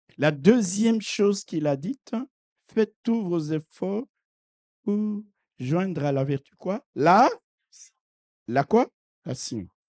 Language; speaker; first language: French; non-native, local second language; Lingala